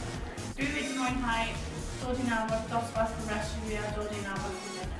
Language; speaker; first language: Welsh; non-native, local second language; English